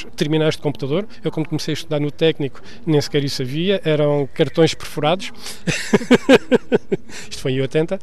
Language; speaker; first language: Portuguese; native; Portuguese